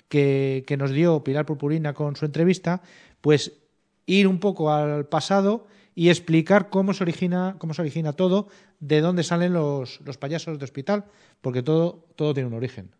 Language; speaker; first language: Spanish; native; Spanish